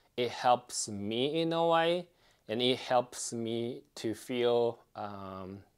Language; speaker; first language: English; non-native, fluent; Japanese